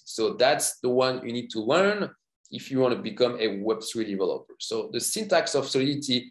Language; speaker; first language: English; non-native, fluent; French